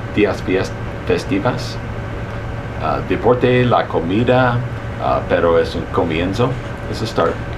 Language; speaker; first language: Spanish; early bilingual, heritage; Spanish